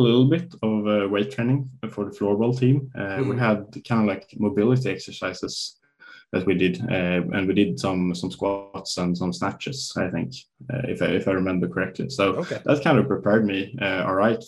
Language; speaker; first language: English; non-native, fluent; Swedish